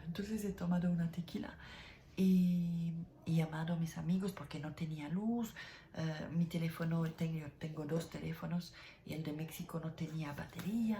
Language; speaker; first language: Spanish; non-native, learner; French